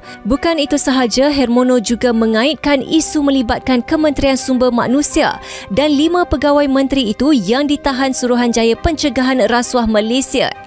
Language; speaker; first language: Malay; native; Malay